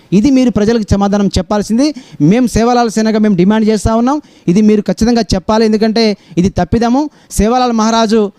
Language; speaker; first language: Telugu; non-native, local second language; Lambadi